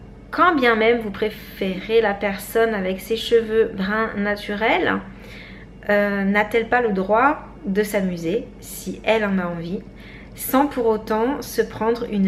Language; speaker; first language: French; native; French